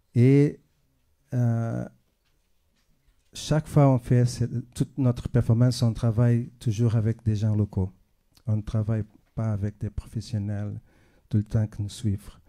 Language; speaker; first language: French; non-native, fluent; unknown